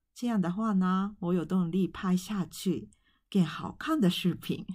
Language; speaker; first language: Chinese; non-native, fluent; Japanese